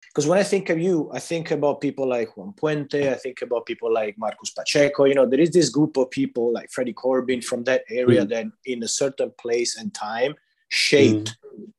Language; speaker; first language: English; non-native, fluent; Italian